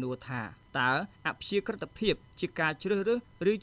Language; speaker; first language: Khmer; native; Khmer